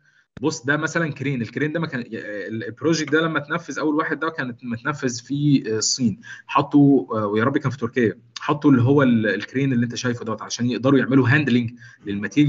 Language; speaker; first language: Arabic; native; Arabic